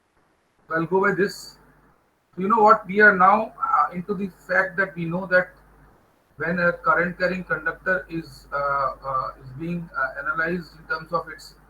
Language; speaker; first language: English; non-native, local second language; Bangla